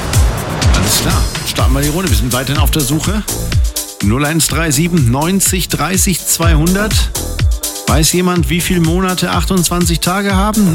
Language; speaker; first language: German; native; German